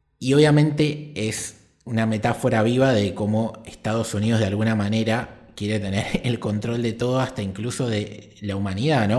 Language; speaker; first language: Spanish; native; Spanish